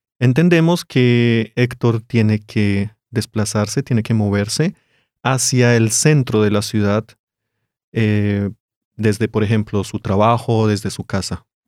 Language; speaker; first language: Spanish; native; Spanish